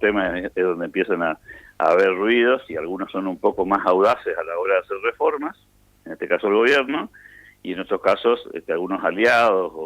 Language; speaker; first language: Spanish; native; Spanish